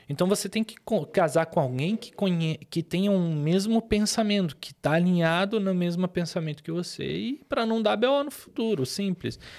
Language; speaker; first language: Portuguese; early bilingual, other home language; Arabic